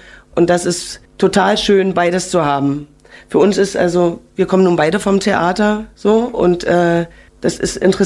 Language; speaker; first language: German; native; German